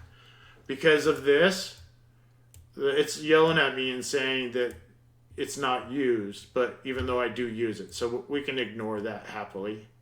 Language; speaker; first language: English; native; English